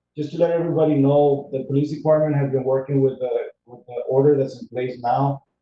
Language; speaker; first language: English; early bilingual, other home language; Spanish